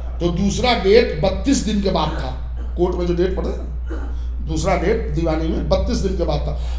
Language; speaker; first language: Urdu; native; Urdu